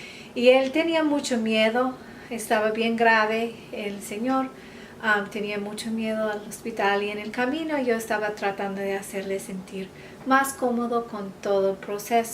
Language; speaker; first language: Spanish; non-native, fluent; English